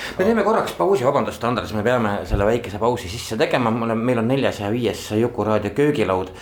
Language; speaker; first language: Estonian; native; Estonian